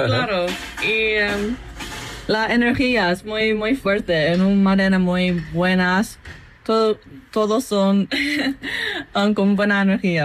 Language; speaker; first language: Spanish; non-native, learner; English